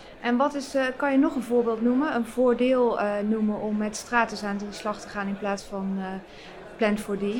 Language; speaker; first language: Dutch; native; Dutch